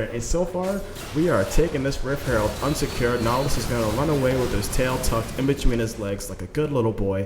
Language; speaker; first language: English; native; English